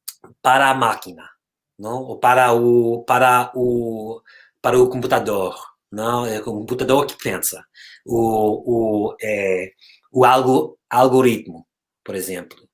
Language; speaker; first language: Portuguese; non-native, fluent; English